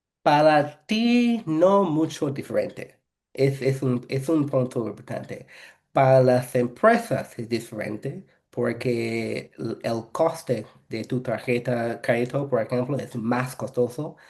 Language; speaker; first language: Spanish; non-native, fluent; English